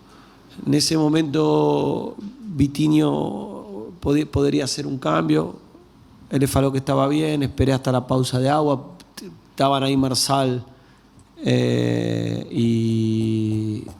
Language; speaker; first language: Portuguese; non-native, learner; Spanish